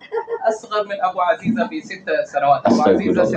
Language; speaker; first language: Arabic; native; Arabic